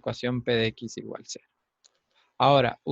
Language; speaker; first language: Spanish; native; Spanish